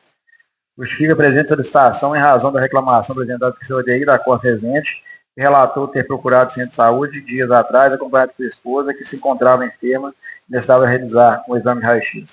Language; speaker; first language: Portuguese; native; Portuguese